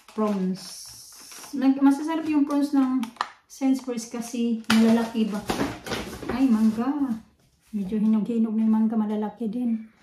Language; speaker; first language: Filipino; non-native, local second language; Cebuano